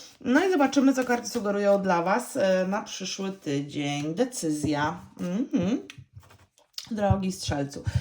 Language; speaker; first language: Polish; native; Polish